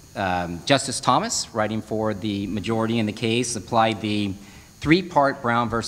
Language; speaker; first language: English; native; English